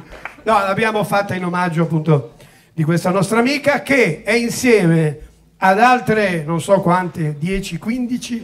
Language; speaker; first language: Italian; native; Italian